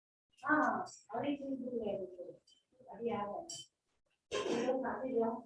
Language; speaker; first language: Hindi; non-native, local second language; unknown